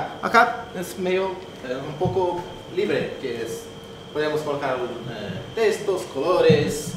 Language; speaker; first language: Spanish; non-native, learner; Portuguese